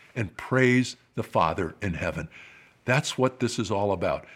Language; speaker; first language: English; native; English